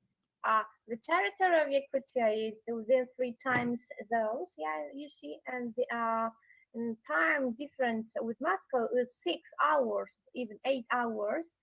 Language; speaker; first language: English; non-native, learner; Yakut